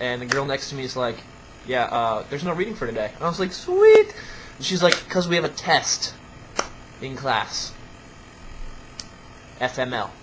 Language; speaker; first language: English; native; English